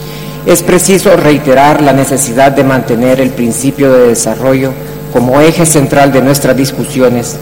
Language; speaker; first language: Spanish; native; Spanish